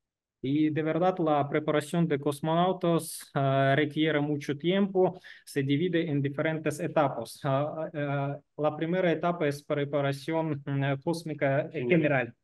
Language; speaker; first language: Spanish; non-native, learner; Russian